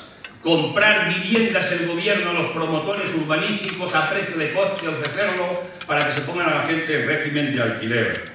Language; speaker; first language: Spanish; native; Spanish